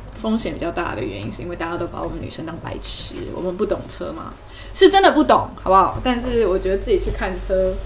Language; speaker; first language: Chinese; early bilingual, other home language; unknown